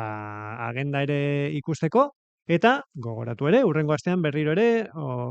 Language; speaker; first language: Basque; native; Basque